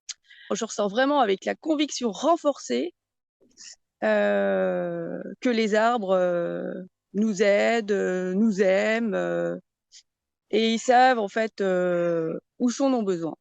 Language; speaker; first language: French; native; French